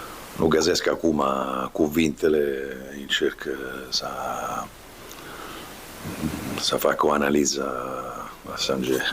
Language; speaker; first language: Romanian; non-native, fluent; Italian